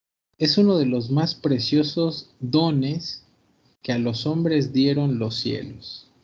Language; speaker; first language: Spanish; native; Spanish